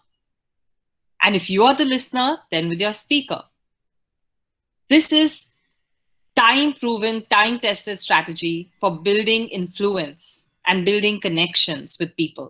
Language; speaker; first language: English; non-native, local second language; Hindi